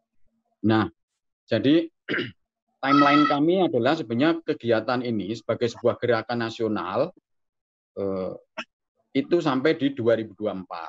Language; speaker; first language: Indonesian; native; Indonesian